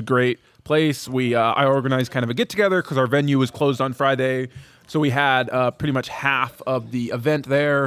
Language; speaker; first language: English; native; English